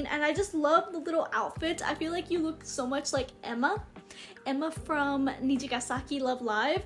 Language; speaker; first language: English; native; English